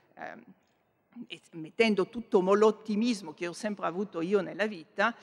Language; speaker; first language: Italian; non-native, fluent; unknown